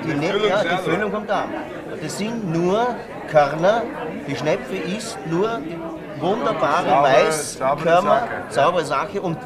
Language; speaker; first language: German; native; German